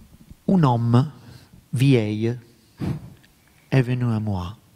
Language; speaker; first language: French; non-native, learner; Italian